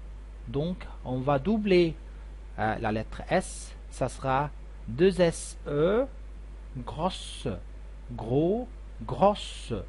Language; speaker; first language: French; non-native, fluent; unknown